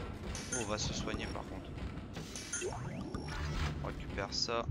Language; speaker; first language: French; native; French